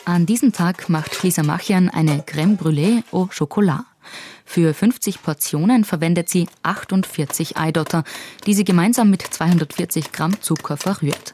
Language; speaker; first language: German; native; German